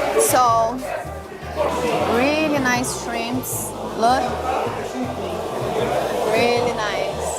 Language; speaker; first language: English; non-native, learner; Portuguese